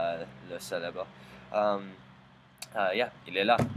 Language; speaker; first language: French; non-native, learner; English